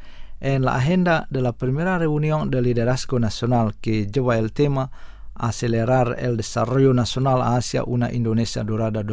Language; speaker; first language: Spanish; non-native, fluent; Indonesian